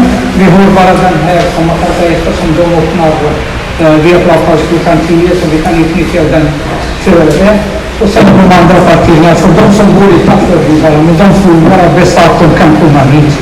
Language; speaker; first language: Swedish; non-native, fluent; Somali